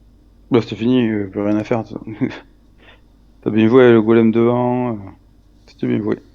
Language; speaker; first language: French; native; French